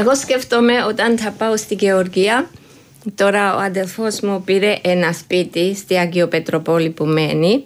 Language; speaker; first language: Greek; non-native, fluent; Georgian